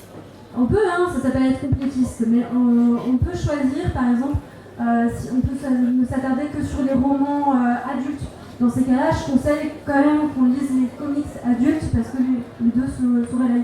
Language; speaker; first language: French; native; French